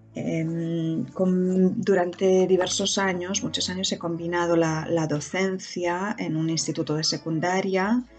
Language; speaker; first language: Spanish; non-native, fluent; Romanian